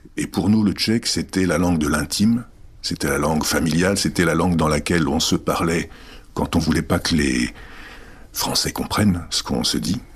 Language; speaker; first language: French; early bilingual, other home language; Czech